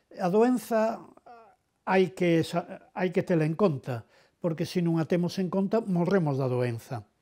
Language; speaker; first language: Galician; non-native, local second language; Spanish